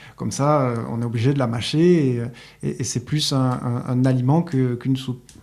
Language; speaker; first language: French; native; French